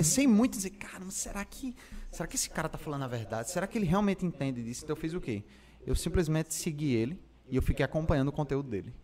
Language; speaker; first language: Portuguese; native; Portuguese